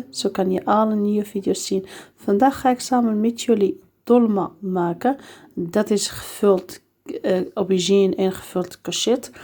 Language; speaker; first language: Dutch; non-native, learner; Arabic